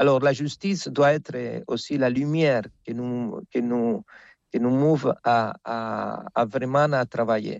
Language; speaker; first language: French; non-native, fluent; Spanish